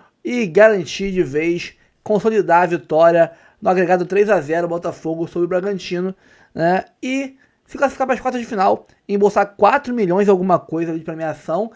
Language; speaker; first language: Portuguese; native; Portuguese